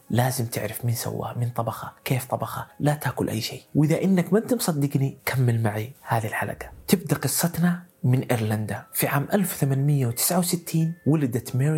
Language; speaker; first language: Arabic; native; Arabic